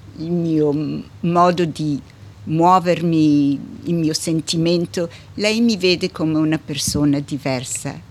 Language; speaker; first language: Italian; early bilingual, heritage; Italian